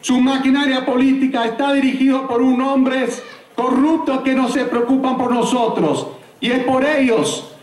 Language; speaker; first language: Spanish; early bilingual, heritage; Spanish